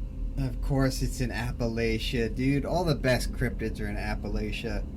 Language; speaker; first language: English; native; English